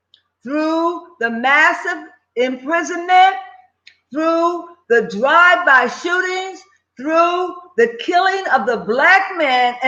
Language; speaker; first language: English; native; English